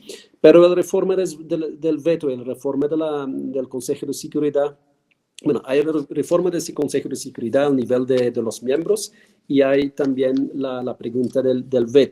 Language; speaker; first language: Spanish; non-native, fluent; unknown